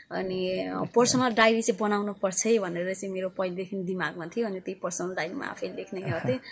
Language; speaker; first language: Nepali; early bilingual, heritage; Nepali